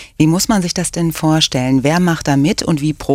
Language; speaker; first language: German; native; German